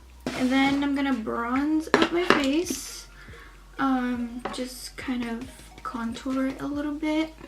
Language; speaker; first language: English; native; English